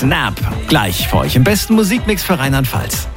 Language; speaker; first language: German; native; German